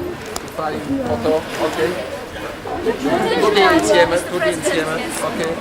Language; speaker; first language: Italian; non-native, learner; German